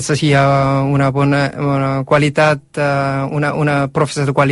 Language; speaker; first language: Catalan; non-native, learner; Korean